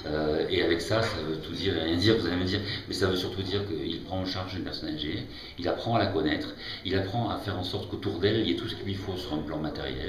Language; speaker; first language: French; native; French